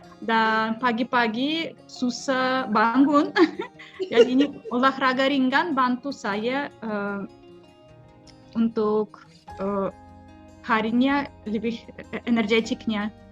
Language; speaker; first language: Indonesian; non-native, fluent; Russian